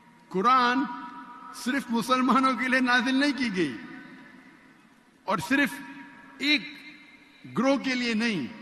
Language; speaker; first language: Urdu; non-native, local second language; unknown